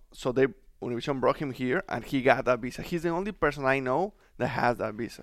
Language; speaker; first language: English; non-native, fluent; Spanish